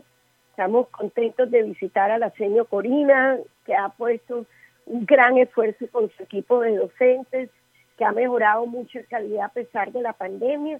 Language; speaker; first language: Spanish; native; Spanish